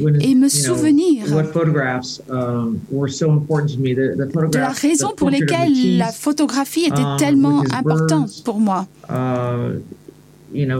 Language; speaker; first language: French; non-native, learner; English